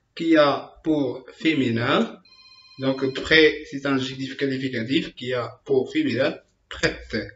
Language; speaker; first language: French; non-native, local second language; Arabic